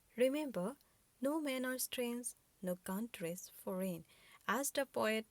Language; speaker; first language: English; non-native, local second language; Assamese